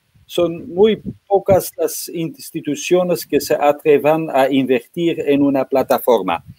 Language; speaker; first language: Spanish; non-native, fluent; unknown